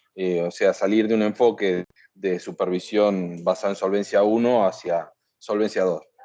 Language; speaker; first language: Spanish; native; Spanish